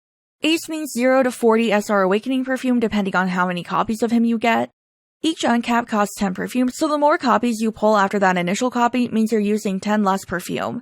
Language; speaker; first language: English; native; English